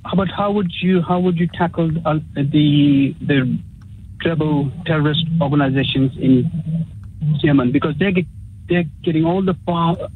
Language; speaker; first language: English; early bilingual, other home language; Urdu